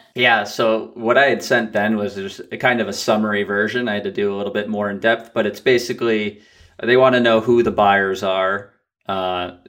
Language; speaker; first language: English; native; English